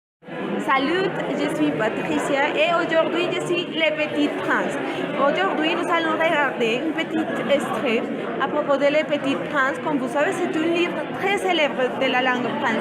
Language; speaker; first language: French; non-native, learner; Spanish